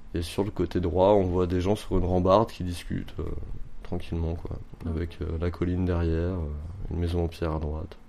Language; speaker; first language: French; native; French